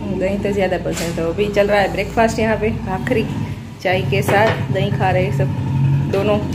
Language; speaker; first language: Hindi; non-native, local second language; Gujarati